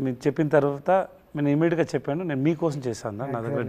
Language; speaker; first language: Telugu; non-native, learner; Tamil